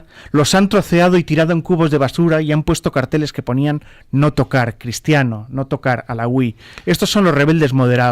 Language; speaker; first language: Spanish; native; Spanish